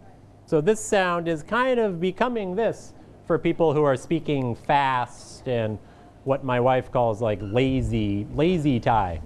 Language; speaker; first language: English; non-native, fluent; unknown